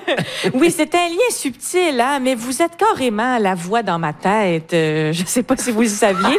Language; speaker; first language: French; native; French